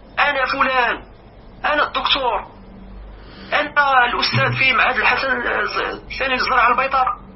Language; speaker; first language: Arabic; non-native, local second language; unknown